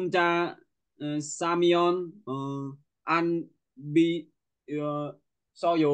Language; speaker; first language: Korean; non-native, learner; Vietnamese